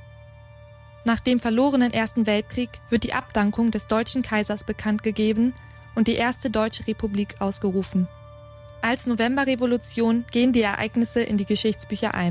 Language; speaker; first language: German; native; German